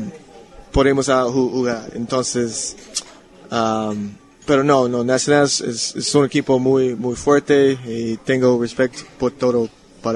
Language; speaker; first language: Spanish; non-native, learner; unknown